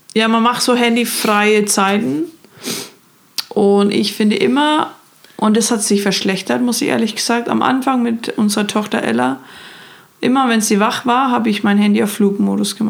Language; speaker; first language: German; non-native, fluent; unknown